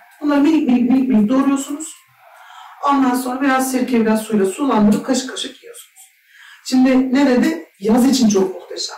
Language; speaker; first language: Turkish; native; Turkish